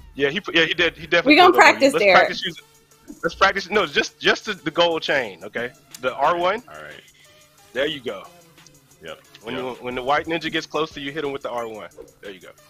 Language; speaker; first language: English; native; English